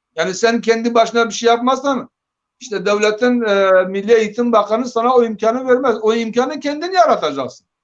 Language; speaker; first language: Turkish; non-native, local second language; Zaza